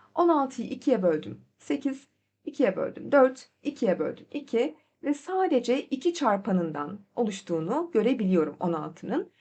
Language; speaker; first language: Turkish; native; Turkish